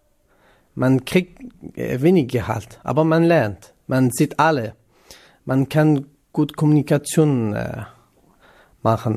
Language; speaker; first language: German; non-native, learner; Kurdish